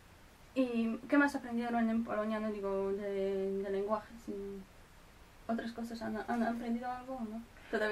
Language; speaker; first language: Spanish; non-native, fluent; Polish